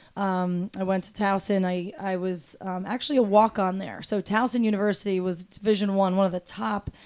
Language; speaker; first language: English; native; English